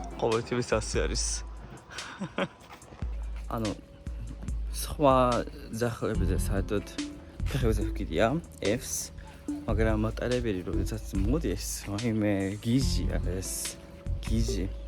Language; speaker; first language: Georgian; non-native, learner; Japanese